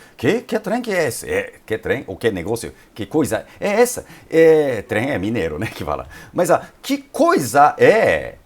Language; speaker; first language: Portuguese; non-native, fluent; Japanese